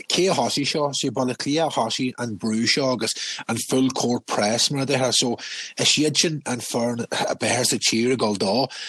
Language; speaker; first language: Irish; native; Irish